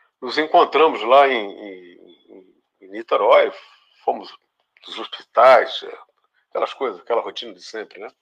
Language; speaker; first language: Portuguese; native; Portuguese